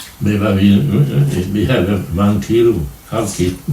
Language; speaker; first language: German; non-native, learner; Swedish